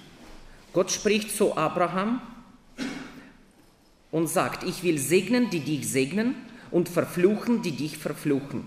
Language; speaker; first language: German; non-native, fluent; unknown